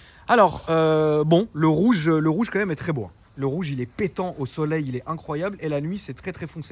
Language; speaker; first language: French; native; French